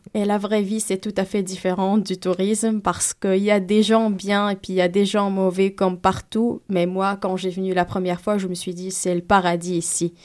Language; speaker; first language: French; non-native, local second language; Arabic